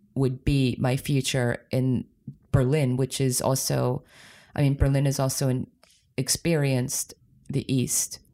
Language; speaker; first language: English; native; English